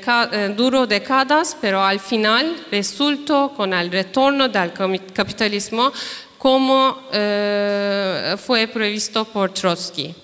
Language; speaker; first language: Spanish; non-native, fluent; Turkish